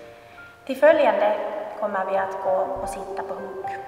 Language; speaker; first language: Swedish; non-native, local second language; Finnish